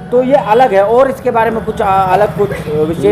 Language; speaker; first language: Hindi; native; Hindi